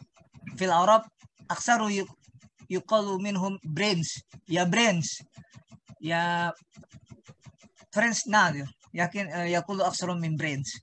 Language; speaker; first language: Arabic; non-native, learner; Indonesian